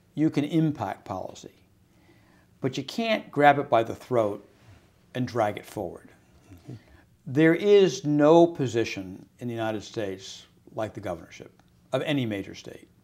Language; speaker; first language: English; native; English